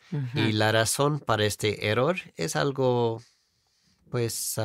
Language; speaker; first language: Spanish; non-native, fluent; English